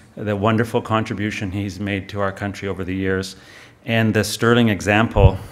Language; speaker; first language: English; native; English